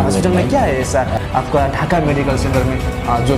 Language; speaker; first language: Hindi; non-native, learner; Nepali